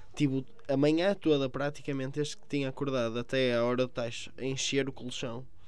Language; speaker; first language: Portuguese; native; Portuguese